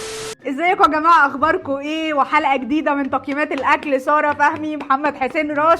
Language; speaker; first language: Arabic; native; Arabic